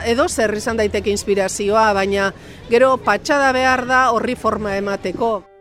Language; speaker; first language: Basque; native; Basque